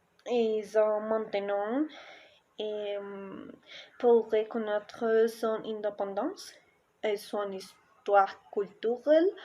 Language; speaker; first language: French; non-native, learner; Spanish